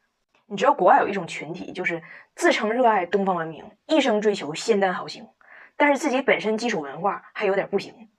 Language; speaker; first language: Chinese; native; Chinese